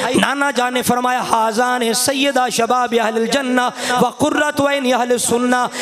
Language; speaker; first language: Urdu; non-native, local second language; Punjabi